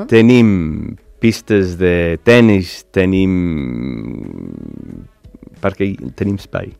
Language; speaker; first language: Catalan; non-native, learner; English